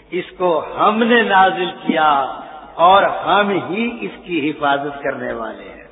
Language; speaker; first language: Urdu; non-native, local second language; Punjabi